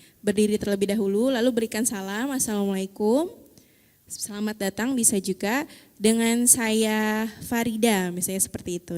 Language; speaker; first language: Indonesian; native; Indonesian